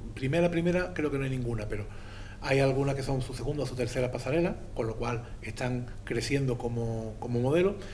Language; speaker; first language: Spanish; native; Spanish